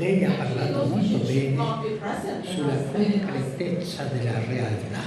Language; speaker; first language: Italian; non-native, fluent; Spanish